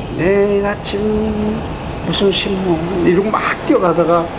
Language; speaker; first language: Korean; native; Korean